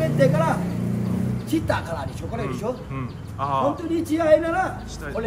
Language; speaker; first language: Japanese; non-native, learner; Thai